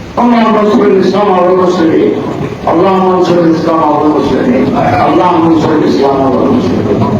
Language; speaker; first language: Arabic; non-native, fluent; Bangla